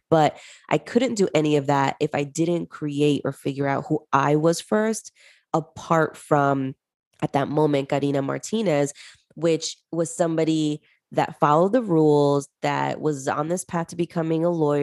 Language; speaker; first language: English; native; English